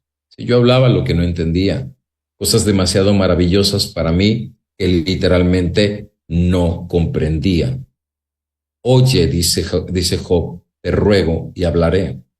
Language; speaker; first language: Spanish; native; Spanish